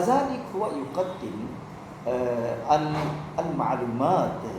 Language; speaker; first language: Arabic; non-native, fluent; Urdu